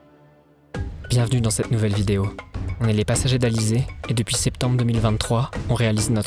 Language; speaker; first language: French; native; French